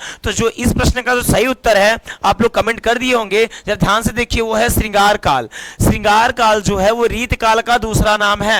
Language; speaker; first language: Hindi; native; Hindi